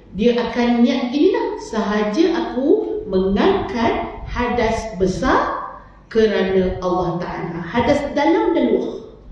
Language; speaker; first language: Malay; native; Malay